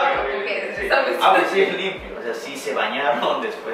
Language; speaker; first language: Spanish; non-native, fluent; Korean